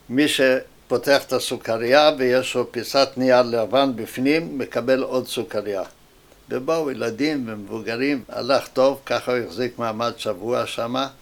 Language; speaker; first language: Hebrew; native; Hebrew